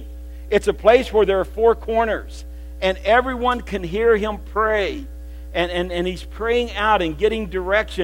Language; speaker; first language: English; native; English